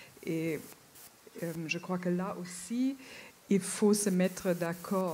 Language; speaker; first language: French; non-native, fluent; German